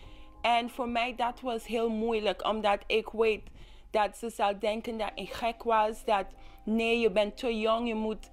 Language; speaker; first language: Dutch; non-native, local second language; English